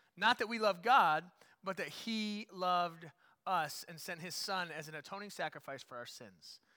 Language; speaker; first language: English; native; English